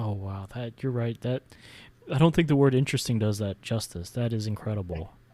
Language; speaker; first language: English; native; English